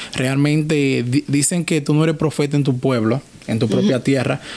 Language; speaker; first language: Spanish; native; Spanish